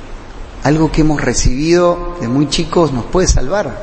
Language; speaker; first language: Spanish; native; Spanish